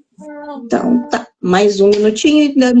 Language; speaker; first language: Portuguese; native; Portuguese